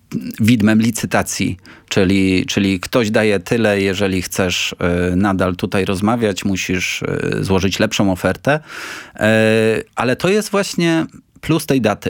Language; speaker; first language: Polish; native; Polish